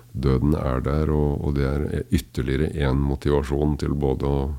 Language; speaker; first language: Norwegian; native; Norwegian